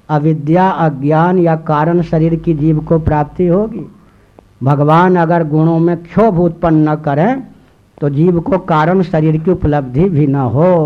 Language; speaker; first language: Hindi; native; Hindi